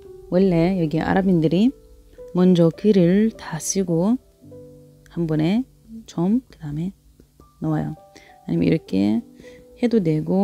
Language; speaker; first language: Korean; non-native, learner; Arabic